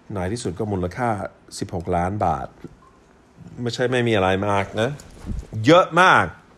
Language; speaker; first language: Thai; non-native, fluent; English